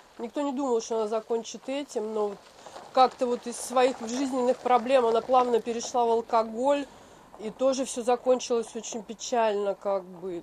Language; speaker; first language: Russian; native; Russian